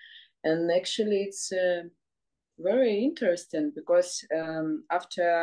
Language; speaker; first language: English; non-native, learner; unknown